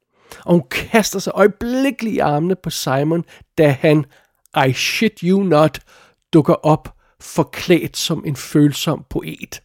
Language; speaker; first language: Danish; native; Danish